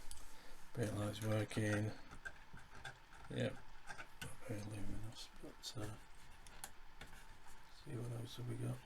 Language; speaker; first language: English; native; English